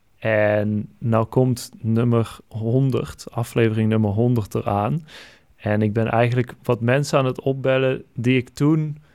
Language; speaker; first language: Dutch; native; Dutch